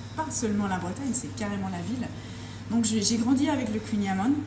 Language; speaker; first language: French; native; French